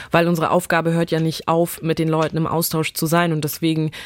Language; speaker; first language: German; early bilingual, other home language; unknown